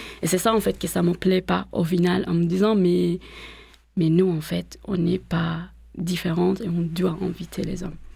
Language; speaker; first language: French; non-native, fluent; Persian